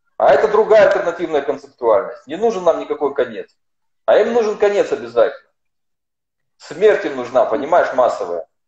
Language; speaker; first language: Russian; non-native, local second language; Ossetic